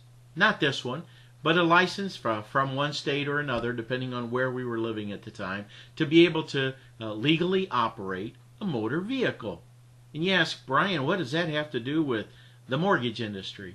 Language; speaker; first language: English; native; English